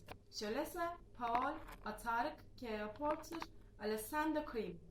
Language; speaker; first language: French; non-native, learner; Turkish